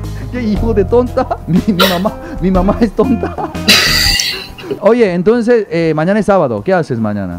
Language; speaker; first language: Spanish; non-native, fluent; Korean